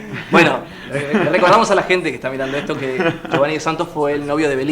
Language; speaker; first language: Spanish; native; Spanish